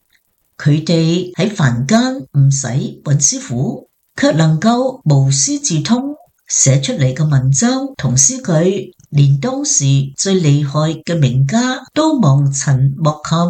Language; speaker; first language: Chinese; native; Chinese